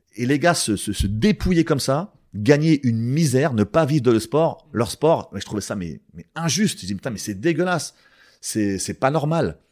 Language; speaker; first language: French; native; French